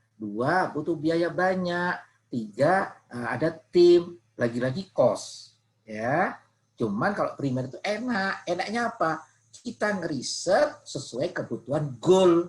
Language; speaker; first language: Indonesian; non-native, local second language; Javanese